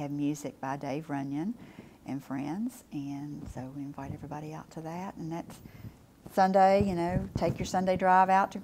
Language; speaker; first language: English; native; English